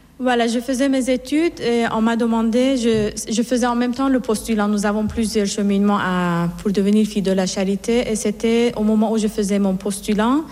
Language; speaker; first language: French; non-native, fluent; Persian